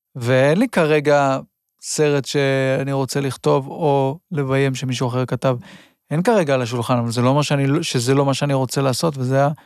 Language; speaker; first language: Hebrew; native; Hebrew